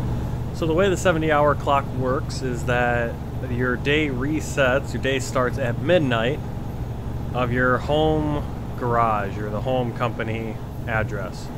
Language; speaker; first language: English; native; English